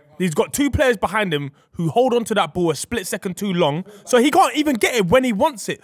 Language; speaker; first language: English; native; English